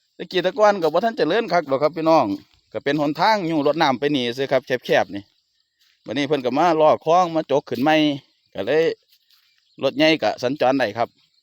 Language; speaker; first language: Thai; native; Thai